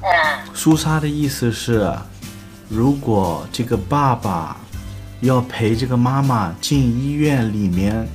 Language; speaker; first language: Chinese; native; Chinese